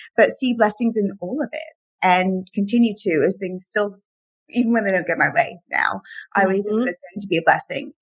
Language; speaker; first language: English; native; English